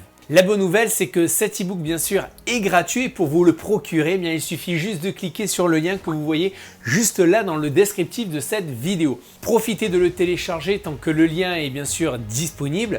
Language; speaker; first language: French; native; French